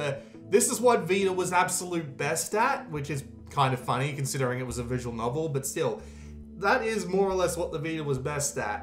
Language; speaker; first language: English; native; English